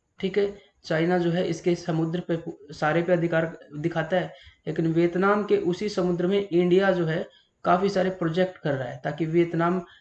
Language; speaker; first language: Hindi; native; Hindi